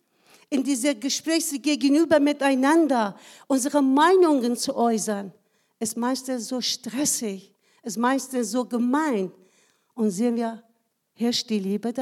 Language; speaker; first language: German; non-native, fluent; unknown